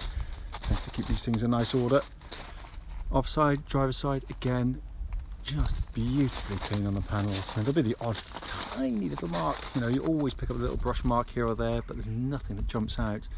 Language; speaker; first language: English; native; English